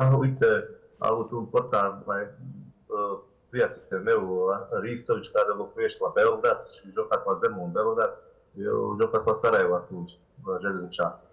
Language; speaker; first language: Romanian; non-native, learner; Bosnian